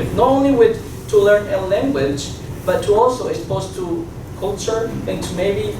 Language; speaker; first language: English; non-native, fluent; Spanish